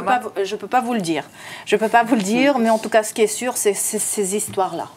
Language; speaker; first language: French; native; French